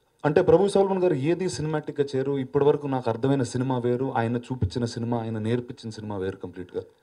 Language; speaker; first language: Telugu; native; Telugu